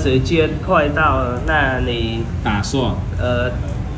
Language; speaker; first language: Chinese; non-native, learner; Khmer